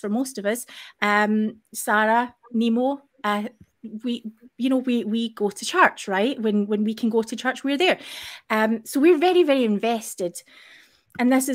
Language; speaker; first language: English; native; English